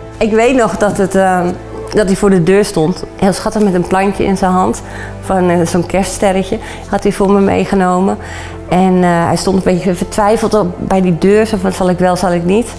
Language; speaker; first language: Dutch; native; Dutch